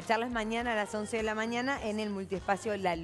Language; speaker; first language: Spanish; native; Spanish